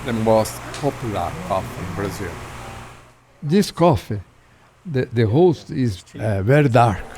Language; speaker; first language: English; non-native, learner; Portuguese